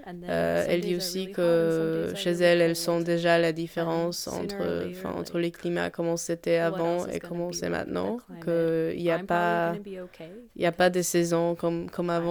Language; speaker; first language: French; non-native, fluent; Polish